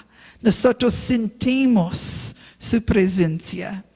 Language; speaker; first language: Spanish; non-native, learner; English